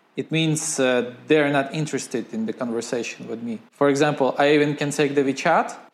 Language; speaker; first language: English; non-native, fluent; Ukrainian